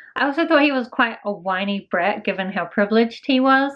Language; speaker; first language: English; native; English